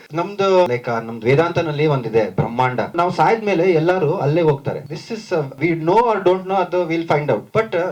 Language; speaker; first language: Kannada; non-native, local second language; Marathi